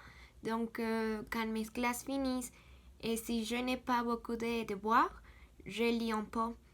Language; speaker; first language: French; non-native, learner; Spanish